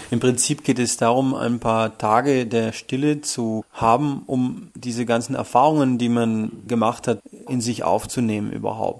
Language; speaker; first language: German; native; German